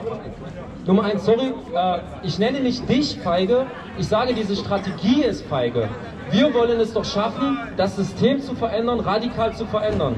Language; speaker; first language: German; native; German